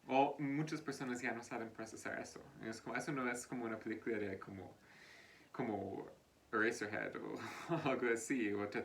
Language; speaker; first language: Spanish; non-native, fluent; English